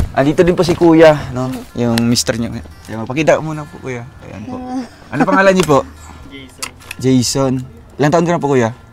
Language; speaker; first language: Filipino; non-native, local second language; Cebuano